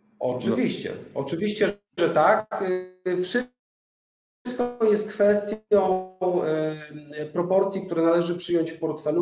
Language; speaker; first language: Polish; native; Polish